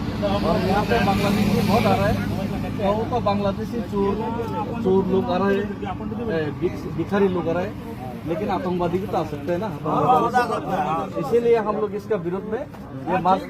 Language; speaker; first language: Hindi; non-native, local second language; Kok Borok